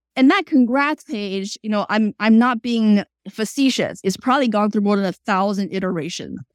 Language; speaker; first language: English; early bilingual, other home language; Chinese